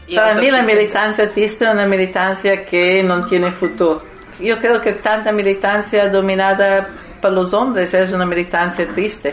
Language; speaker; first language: Spanish; non-native, fluent; Italian